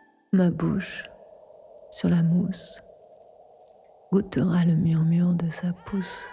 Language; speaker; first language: French; native; French